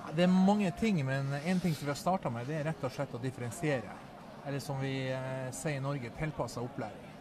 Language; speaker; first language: Norwegian; native; Norwegian